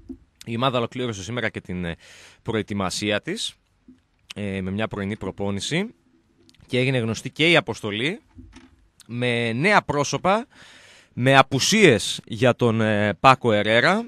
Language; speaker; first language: Greek; native; Greek